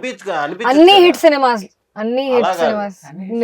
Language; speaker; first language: Telugu; non-native, fluent; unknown